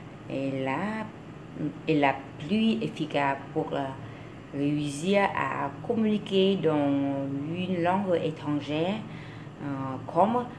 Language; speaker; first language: French; non-native, learner; Vietnamese